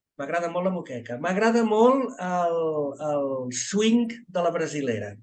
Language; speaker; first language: Catalan; native; Catalan